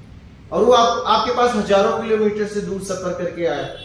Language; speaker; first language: Hindi; native; Hindi